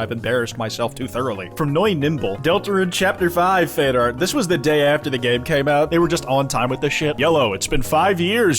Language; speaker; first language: English; native; English